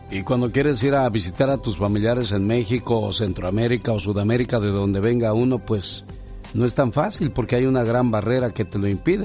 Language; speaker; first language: Spanish; native; Spanish